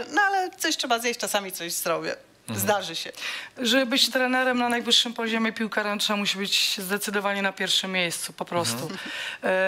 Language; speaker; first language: Polish; native; Polish